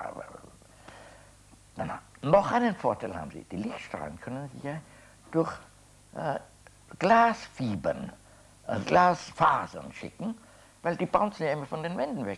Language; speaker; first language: German; native; German